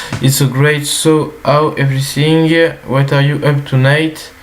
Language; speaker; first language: English; non-native, learner; French